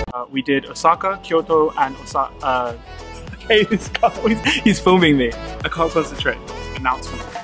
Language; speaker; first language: English; native; English